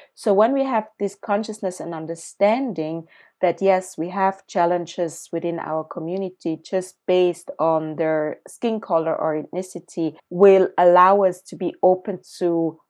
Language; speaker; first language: English; early bilingual, other home language; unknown